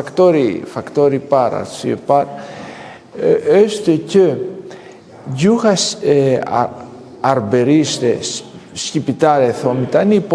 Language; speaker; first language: Albanian; non-native, fluent; Greek